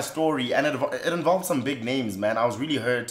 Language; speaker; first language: English; non-native, local second language; Xhosa